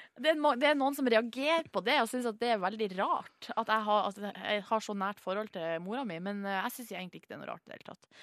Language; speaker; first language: Norwegian; native; Norwegian